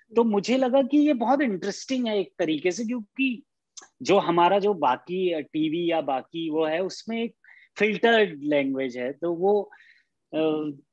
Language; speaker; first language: Hindi; native; Hindi